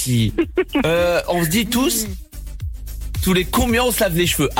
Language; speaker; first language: French; native; French